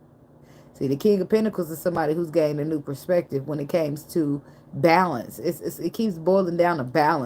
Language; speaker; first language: English; native; English